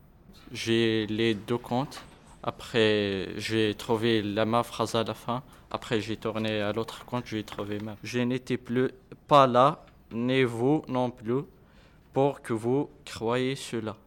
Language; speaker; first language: French; non-native, learner; Arabic